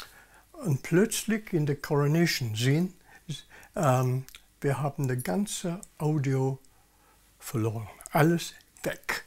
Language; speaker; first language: German; non-native, learner; English